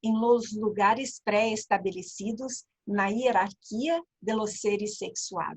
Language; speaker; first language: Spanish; non-native, learner; Portuguese